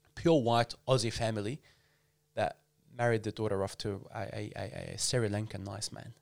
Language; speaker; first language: English; non-native, fluent; Arabic